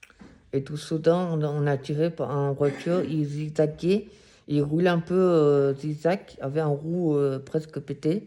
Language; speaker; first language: French; non-native, fluent; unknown